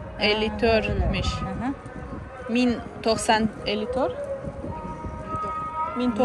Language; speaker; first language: Turkish; non-native, learner; Tajik